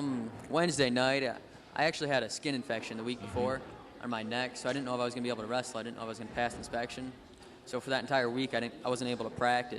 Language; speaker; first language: English; native; English